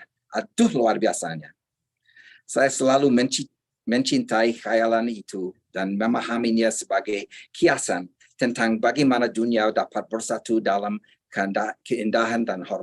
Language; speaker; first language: Indonesian; non-native, fluent; English